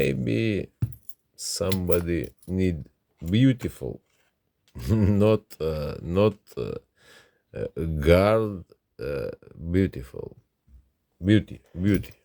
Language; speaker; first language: English; non-native, learner; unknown